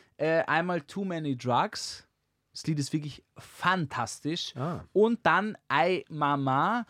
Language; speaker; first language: German; native; German